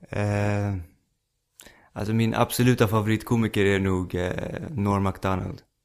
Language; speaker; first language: Swedish; early bilingual, other home language; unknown